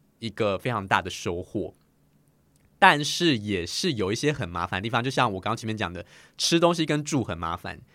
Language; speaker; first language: Chinese; native; Chinese